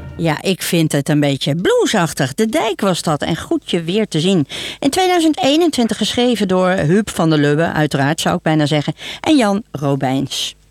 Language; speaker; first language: Dutch; native; Dutch